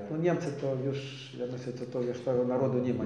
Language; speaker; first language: Polish; non-native, learner; Ukrainian